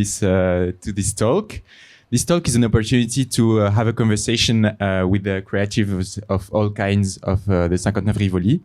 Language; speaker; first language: English; non-native, fluent; French